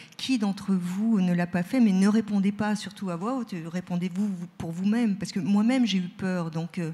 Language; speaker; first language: French; native; French